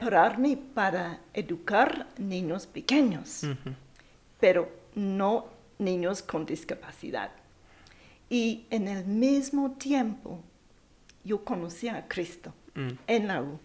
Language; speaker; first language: Spanish; non-native, fluent; English